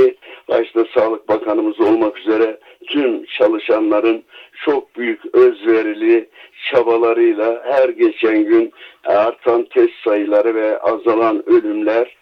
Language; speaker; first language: Turkish; native; Turkish